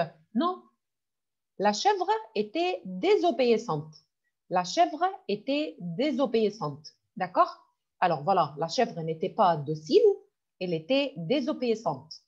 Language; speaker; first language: French; non-native, fluent; Arabic